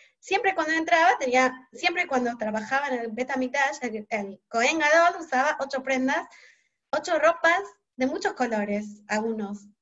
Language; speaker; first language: Spanish; non-native, fluent; English